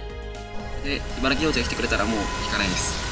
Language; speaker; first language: Japanese; native; Japanese